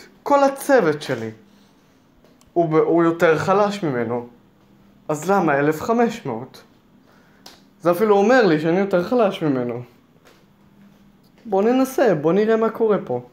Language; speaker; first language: Hebrew; native; Hebrew